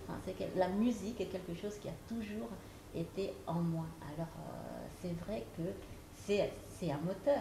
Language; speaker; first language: French; non-native, fluent; Portuguese